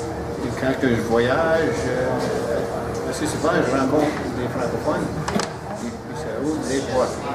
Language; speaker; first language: French; early bilingual, heritage; French